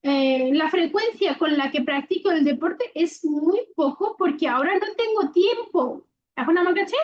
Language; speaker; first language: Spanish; non-native, learner; Bangla